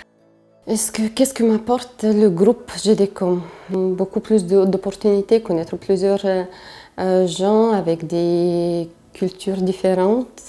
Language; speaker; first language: French; non-native, fluent; Bulgarian